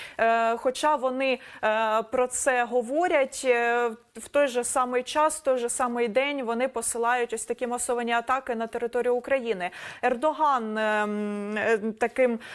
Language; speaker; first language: Ukrainian; native; Ukrainian